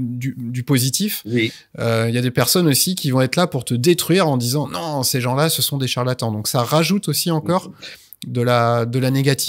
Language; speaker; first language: French; native; French